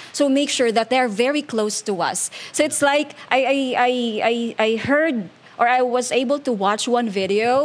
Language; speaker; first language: English; non-native, local second language; Hiligaynon